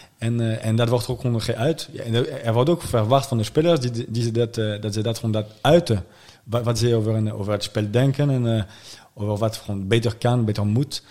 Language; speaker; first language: Dutch; non-native, fluent; French